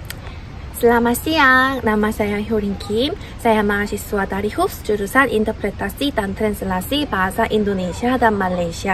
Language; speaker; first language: Indonesian; non-native, learner; Korean